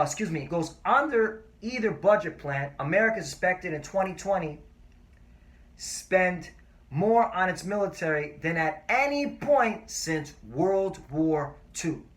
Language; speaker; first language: English; native; English